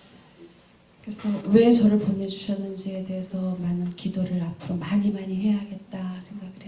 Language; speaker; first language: Korean; native; Korean